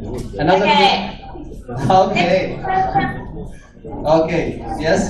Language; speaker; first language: English; non-native, learner; Arabic